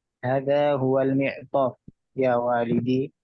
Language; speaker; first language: Arabic; non-native, learner; Indonesian